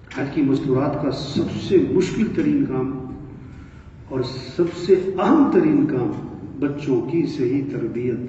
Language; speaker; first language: Urdu; non-native, local second language; Pashto